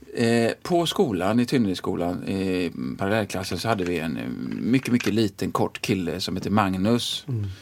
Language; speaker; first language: Swedish; native; Swedish